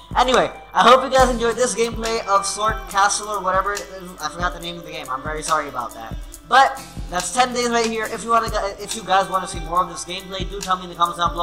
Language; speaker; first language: English; non-native, local second language; Urdu